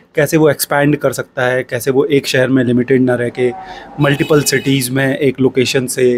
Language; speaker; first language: Hindi; native; Hindi